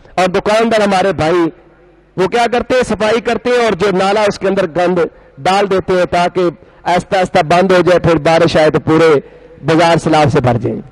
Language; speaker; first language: Urdu; non-native, local second language; Punjabi